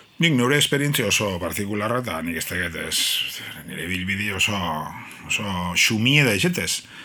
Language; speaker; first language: Basque; native; Basque